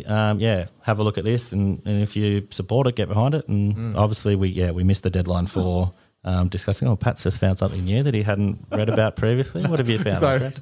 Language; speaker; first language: English; native; English